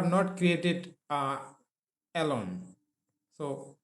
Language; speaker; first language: English; non-native, learner; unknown